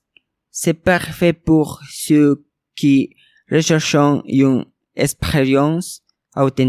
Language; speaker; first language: French; non-native, learner; Spanish